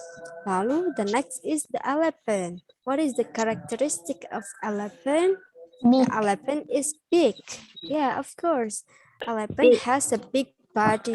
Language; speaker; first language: English; non-native, learner; Indonesian